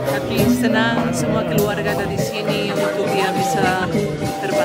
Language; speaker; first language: Indonesian; non-native, fluent; Spanish